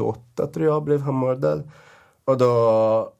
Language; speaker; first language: Swedish; non-native, fluent; Portuguese